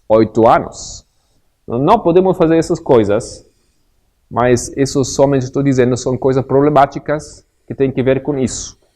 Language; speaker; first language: Portuguese; non-native, fluent; Spanish